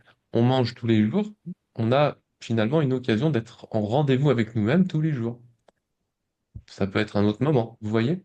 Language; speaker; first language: French; native; French